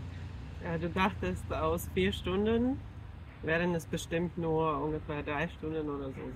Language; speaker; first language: German; non-native, fluent; Finnish